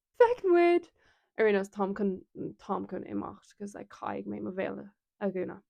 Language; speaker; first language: Irish; non-native, local second language; English